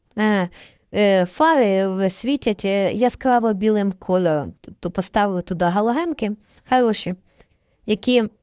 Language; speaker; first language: Ukrainian; native; Ukrainian